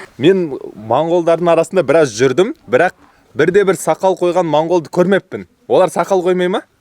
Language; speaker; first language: Kazakh; native; Kazakh